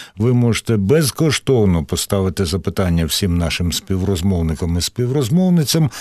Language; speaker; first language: Ukrainian; native; Ukrainian